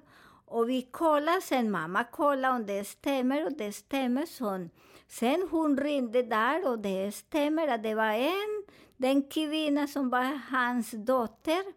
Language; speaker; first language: Swedish; non-native, fluent; Spanish